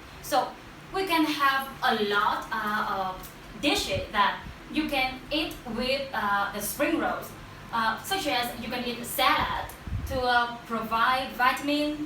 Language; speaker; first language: English; non-native, learner; Vietnamese